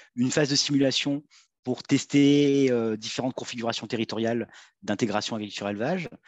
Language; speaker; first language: French; native; French